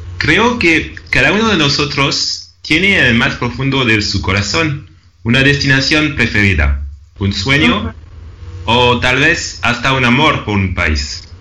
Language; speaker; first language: Spanish; non-native, fluent; French